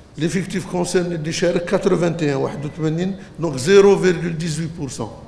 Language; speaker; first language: French; non-native, local second language; Arabic